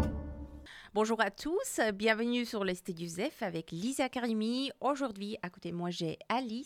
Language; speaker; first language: French; non-native, fluent; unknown